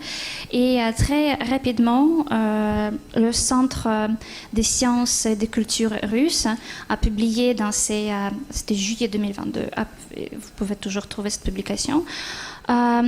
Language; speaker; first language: French; non-native, fluent; Ukrainian